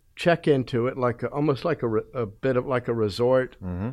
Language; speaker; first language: English; native; English